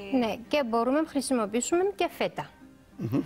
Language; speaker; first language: Greek; non-native, learner; Georgian